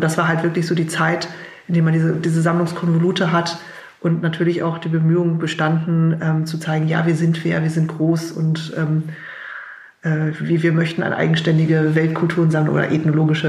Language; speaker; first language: German; native; German